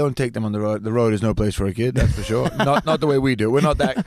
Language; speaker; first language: English; native; English